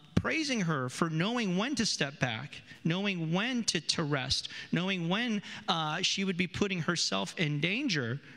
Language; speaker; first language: English; native; English